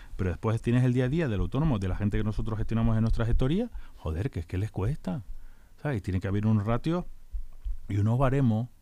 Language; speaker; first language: Spanish; native; Spanish